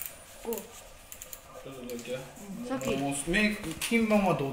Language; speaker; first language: Japanese; native; Japanese